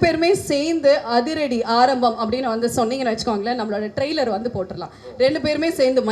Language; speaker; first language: Tamil; native; Tamil